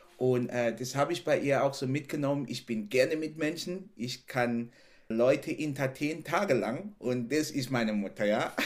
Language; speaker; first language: German; non-native, fluent; French